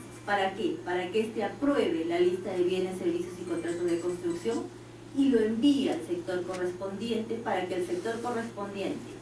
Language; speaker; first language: Spanish; native; Spanish